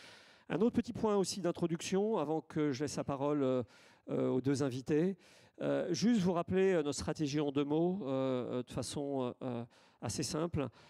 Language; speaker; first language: French; native; French